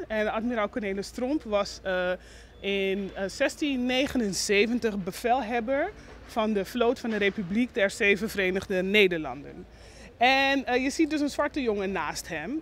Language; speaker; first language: Dutch; non-native, local second language; Papiamento